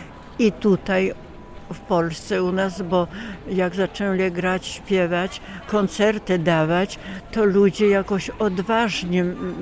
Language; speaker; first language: Polish; non-native, local second language; Ukrainian